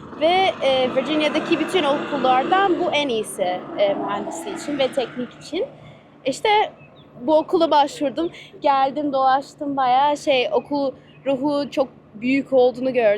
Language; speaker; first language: Turkish; early bilingual, heritage; Turkish